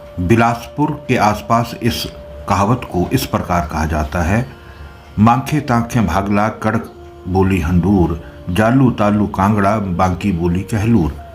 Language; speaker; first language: Hindi; native; Hindi